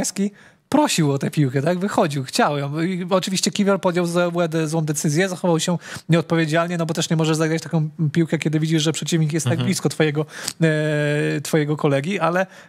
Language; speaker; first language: Polish; native; Polish